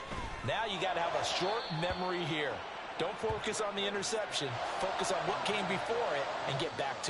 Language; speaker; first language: English; native; English